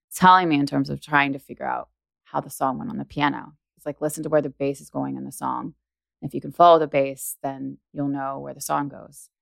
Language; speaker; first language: English; native; English